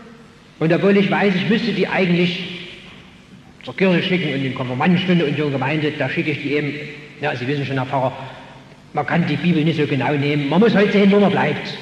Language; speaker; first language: German; native; German